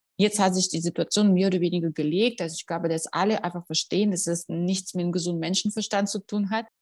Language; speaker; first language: German; non-native, fluent; Russian